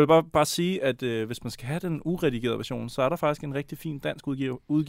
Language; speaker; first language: Danish; native; Danish